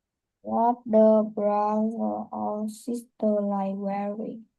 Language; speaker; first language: English; non-native, learner; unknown